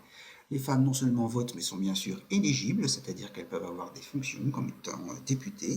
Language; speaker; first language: French; native; French